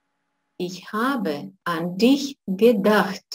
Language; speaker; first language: German; non-native, fluent; Russian